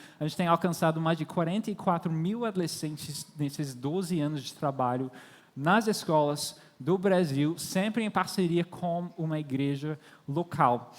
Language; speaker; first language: Portuguese; non-native, fluent; English